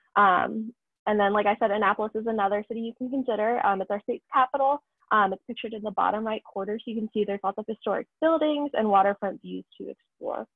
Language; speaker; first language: English; native; English